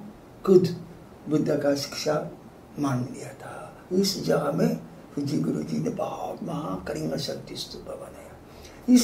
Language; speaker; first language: Hindi; non-native, fluent; Japanese